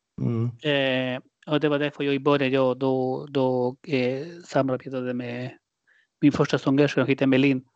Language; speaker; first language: Swedish; non-native, fluent; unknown